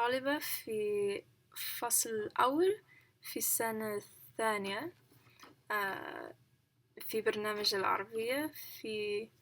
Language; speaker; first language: Arabic; non-native, learner; English